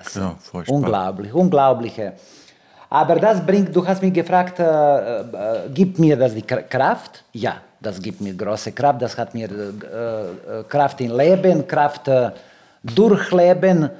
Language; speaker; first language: German; non-native, learner; Serbian